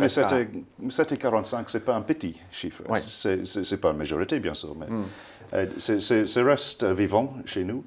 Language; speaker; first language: French; non-native, fluent; English